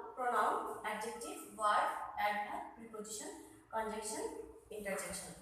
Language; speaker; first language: English; non-native, local second language; Bangla